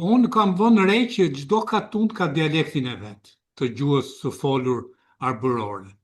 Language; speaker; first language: Albanian; native; Albanian